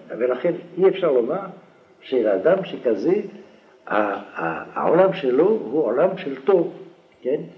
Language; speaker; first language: Hebrew; non-native, fluent; French